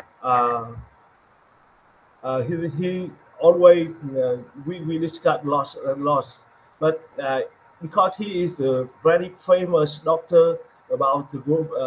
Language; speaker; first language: English; non-native, learner; Vietnamese